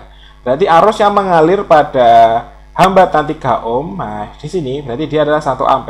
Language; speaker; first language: Indonesian; native; Indonesian